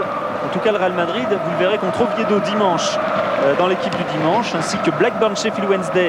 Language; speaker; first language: French; native; French